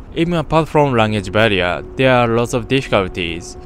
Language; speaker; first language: English; non-native, fluent; Japanese